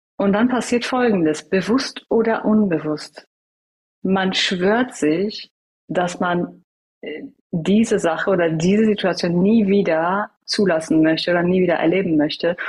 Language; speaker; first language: German; early bilingual, other home language; Persian